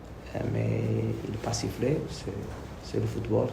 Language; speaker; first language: French; non-native, learner; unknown